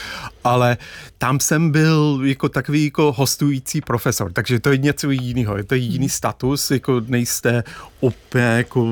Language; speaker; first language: Czech; non-native, fluent; English